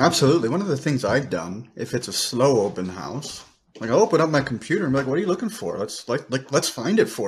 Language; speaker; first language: English; native; English